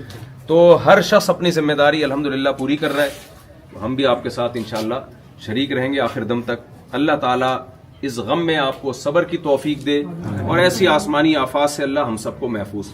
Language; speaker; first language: Urdu; native; Urdu